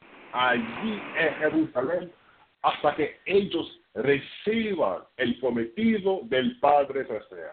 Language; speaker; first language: Spanish; non-native, fluent; English